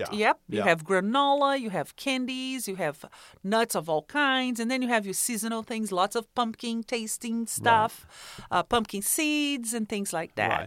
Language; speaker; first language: English; non-native, fluent; Portuguese